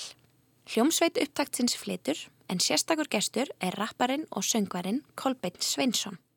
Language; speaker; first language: Icelandic; native; Icelandic